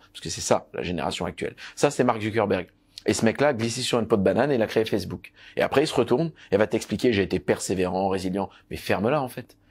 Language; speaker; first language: French; native; French